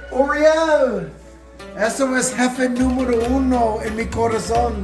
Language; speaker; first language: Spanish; non-native, learner; English